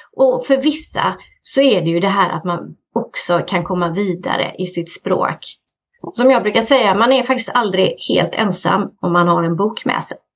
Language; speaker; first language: Swedish; native; Swedish